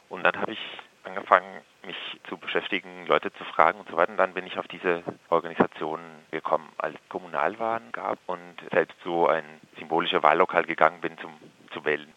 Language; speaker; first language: German; non-native, fluent; Spanish